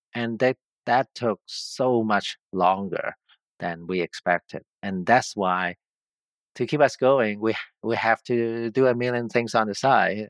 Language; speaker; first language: English; non-native, local second language; Cantonese